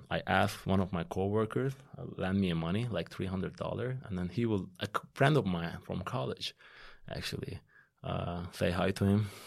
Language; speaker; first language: English; non-native, fluent; Turkish